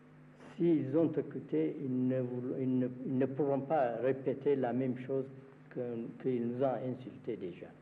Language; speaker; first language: French; non-native, learner; Amharic